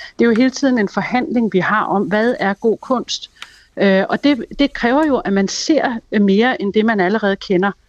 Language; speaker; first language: Danish; native; Danish